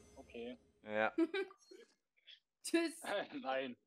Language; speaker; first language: German; native; German